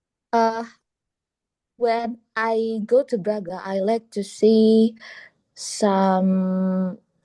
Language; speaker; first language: English; non-native, learner; Indonesian